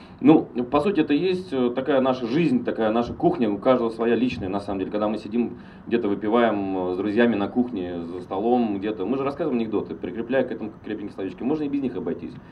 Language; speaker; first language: Russian; native; Russian